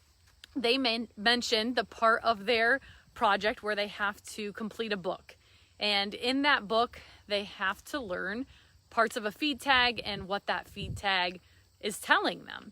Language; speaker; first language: English; native; English